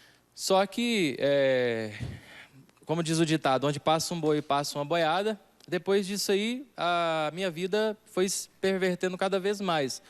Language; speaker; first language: Portuguese; native; Portuguese